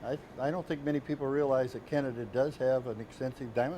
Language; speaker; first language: English; native; English